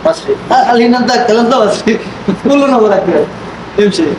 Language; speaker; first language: Arabic; non-native, learner; Bangla